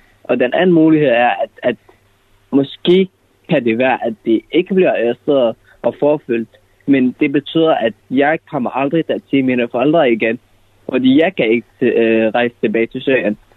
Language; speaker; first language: Danish; non-native, fluent; Arabic